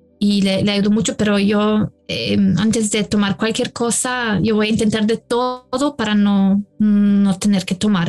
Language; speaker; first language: Spanish; non-native, fluent; German